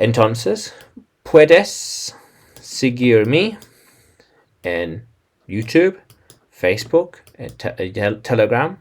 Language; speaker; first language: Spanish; non-native, learner; English